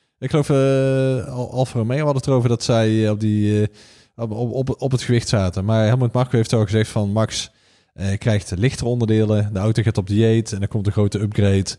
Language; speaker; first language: Dutch; native; Dutch